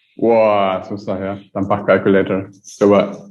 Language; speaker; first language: Indonesian; early bilingual, heritage; German